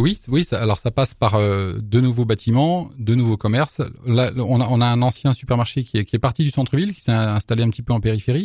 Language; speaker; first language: French; native; French